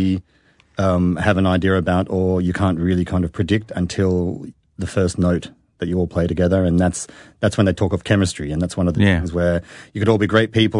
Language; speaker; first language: English; native; English